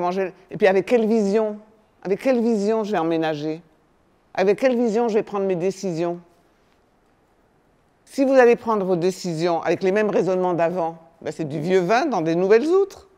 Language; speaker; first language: French; native; French